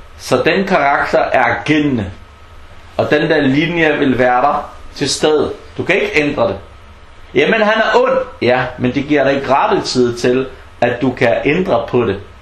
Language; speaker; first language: Danish; non-native, fluent; Arabic